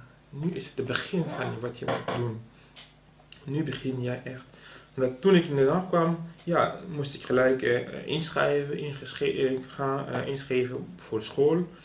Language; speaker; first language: Dutch; non-native, local second language; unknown